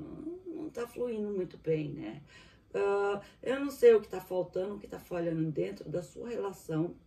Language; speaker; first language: Portuguese; native; Portuguese